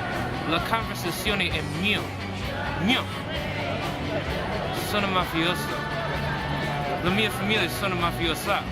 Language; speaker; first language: Italian; non-native, learner; English